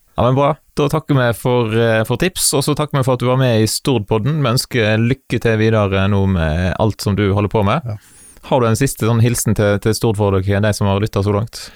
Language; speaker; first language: Norwegian; native; Norwegian